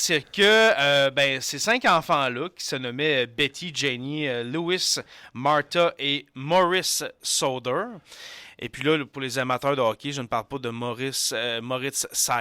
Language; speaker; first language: French; native; French